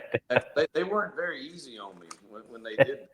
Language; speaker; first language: English; native; English